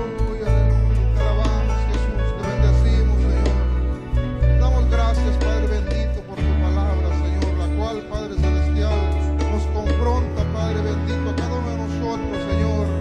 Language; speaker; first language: Spanish; native; Spanish